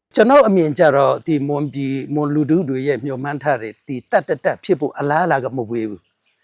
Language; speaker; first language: Burmese; non-native, local second language; Mon